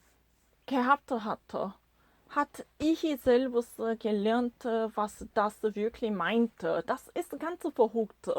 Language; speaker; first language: German; non-native, learner; Korean